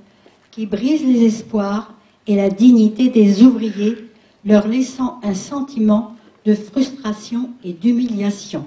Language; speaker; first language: French; native; French